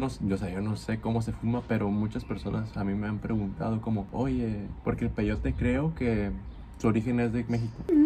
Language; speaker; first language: Spanish; native; Spanish